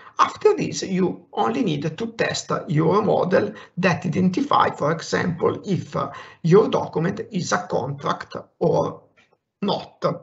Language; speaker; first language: English; non-native, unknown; Italian